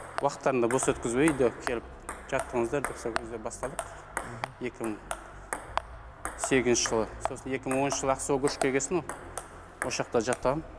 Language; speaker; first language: Kazakh; native; Kazakh